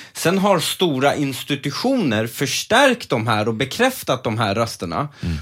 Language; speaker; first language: Swedish; native; Swedish